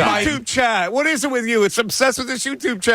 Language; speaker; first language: English; native; English